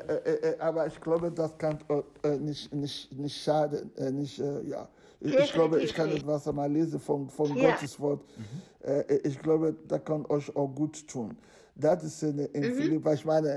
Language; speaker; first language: German; non-native, fluent; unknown